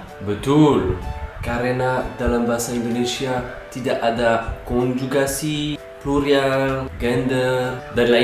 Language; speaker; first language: Indonesian; non-native, learner; French